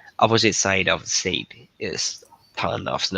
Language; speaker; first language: English; non-native, learner; Thai